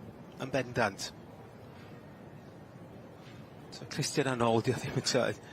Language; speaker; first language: Welsh; native; Welsh